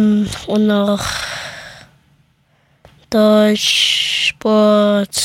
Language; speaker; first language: German; early bilingual, other home language; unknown